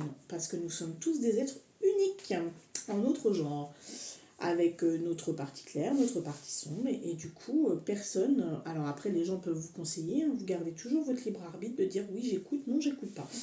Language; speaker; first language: French; native; French